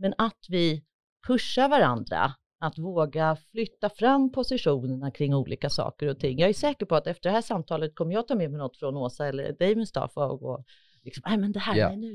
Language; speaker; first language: Swedish; native; Swedish